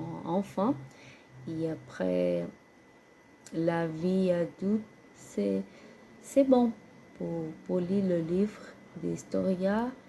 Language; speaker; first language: French; non-native, learner; Portuguese